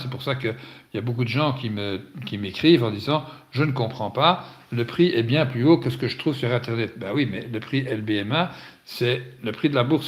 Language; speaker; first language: French; native; French